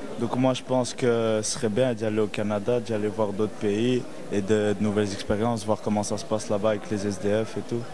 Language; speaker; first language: French; early bilingual, other home language; Arabic